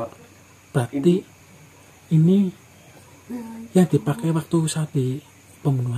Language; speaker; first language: Indonesian; native; Indonesian